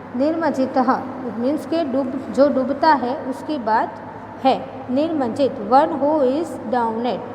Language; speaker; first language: Hindi; non-native, local second language; Gujarati